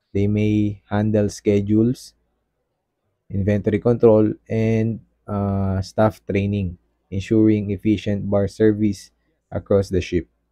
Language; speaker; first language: English; non-native, local second language; Filipino